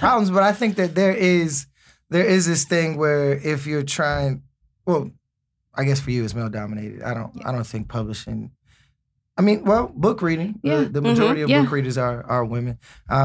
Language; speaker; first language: English; native; English